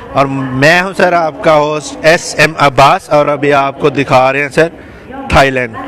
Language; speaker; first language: Urdu; non-native, local second language; Punjabi